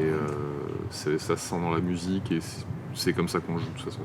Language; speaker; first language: French; native; French